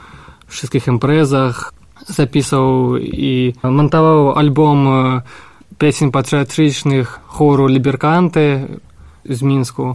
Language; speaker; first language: Polish; non-native, learner; Russian